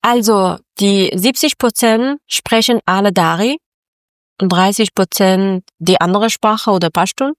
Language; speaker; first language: German; non-native, learner; Persian